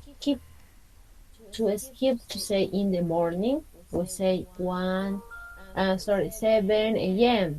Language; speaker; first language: English; non-native, fluent; Spanish